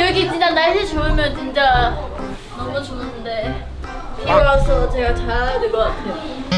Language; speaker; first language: Korean; non-native, fluent; Chinese